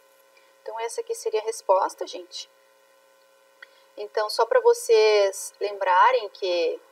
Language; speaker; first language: Portuguese; native; Portuguese